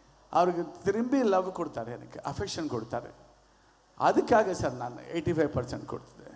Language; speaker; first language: Tamil; non-native, learner; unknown